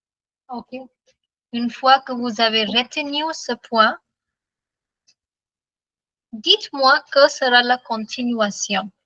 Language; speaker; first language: French; non-native, fluent; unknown